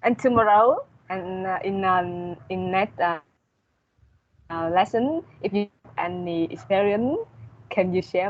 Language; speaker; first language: English; non-native, learner; Vietnamese